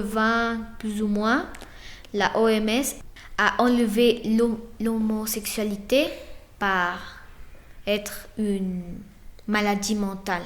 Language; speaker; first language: French; non-native, fluent; Spanish